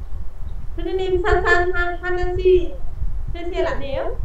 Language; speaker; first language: Korean; non-native, learner; Vietnamese